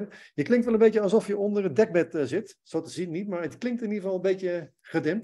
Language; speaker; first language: Dutch; native; Dutch